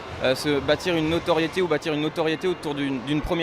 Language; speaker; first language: French; native; French